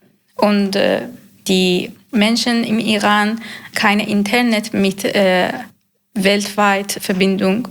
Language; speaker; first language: German; non-native, learner; Persian